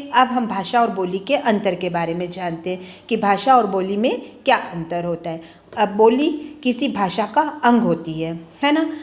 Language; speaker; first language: Hindi; native; Hindi